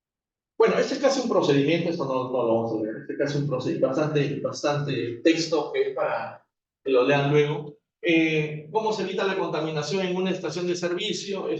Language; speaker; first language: Spanish; native; Spanish